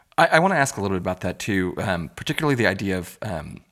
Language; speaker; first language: English; native; English